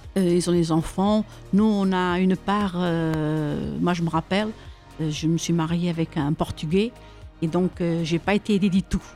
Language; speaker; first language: French; early bilingual, other home language; Portuguese